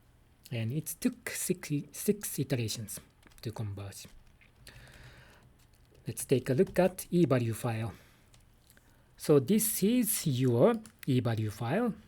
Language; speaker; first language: English; non-native, fluent; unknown